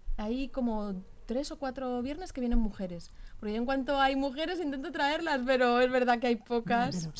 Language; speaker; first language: Spanish; native; Spanish